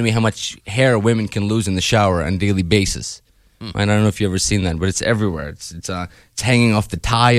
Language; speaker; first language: English; non-native, fluent; Russian